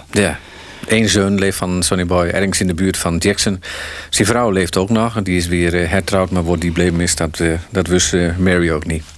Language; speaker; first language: Dutch; native; Dutch